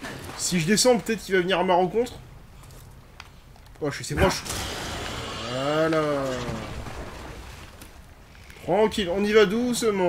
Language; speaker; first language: French; native; French